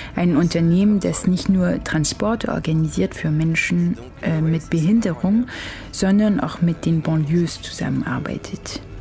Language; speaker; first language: German; non-native, fluent; French